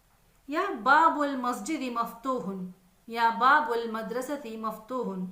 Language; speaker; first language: Arabic; non-native, fluent; Urdu